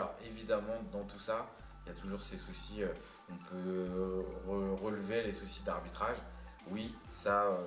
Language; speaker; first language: French; native; French